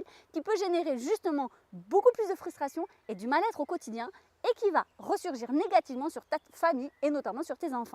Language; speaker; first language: French; native; French